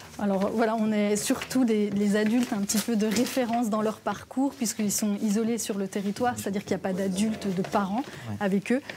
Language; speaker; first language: French; native; French